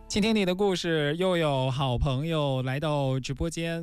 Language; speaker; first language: Chinese; native; Chinese